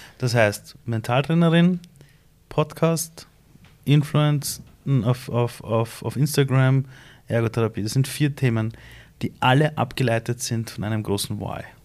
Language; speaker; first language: German; early bilingual, other home language; Persian